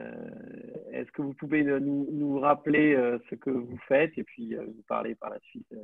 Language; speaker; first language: French; native; French